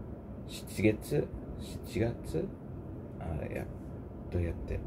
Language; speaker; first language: Japanese; non-native, learner; English